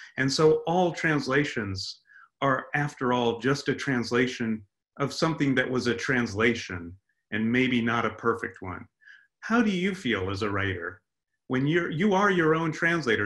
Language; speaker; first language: English; native; English